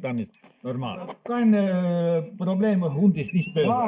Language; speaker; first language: German; non-native, learner; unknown